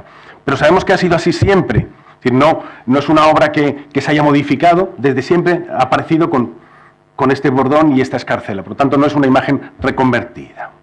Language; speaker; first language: Spanish; native; Spanish